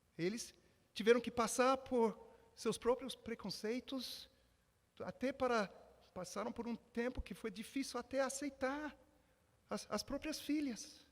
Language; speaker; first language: Portuguese; non-native, fluent; English